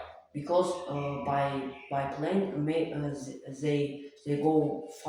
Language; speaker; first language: English; non-native, learner; Tajik